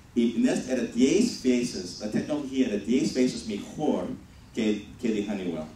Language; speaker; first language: Spanish; non-native, fluent; English